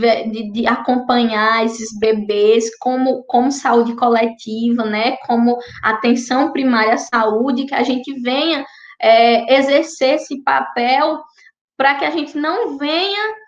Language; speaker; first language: Portuguese; native; Portuguese